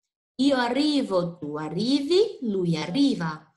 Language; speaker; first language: Italian; non-native, fluent; Portuguese